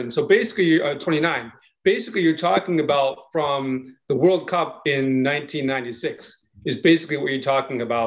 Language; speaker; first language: English; native; English